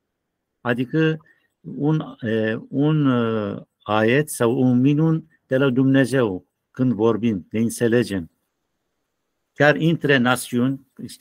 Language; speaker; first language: Romanian; non-native, learner; Turkish